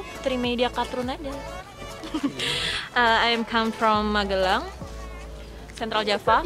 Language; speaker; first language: English; non-native, learner; Indonesian